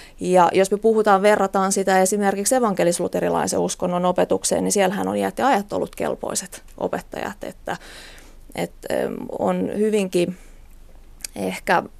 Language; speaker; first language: Finnish; native; Finnish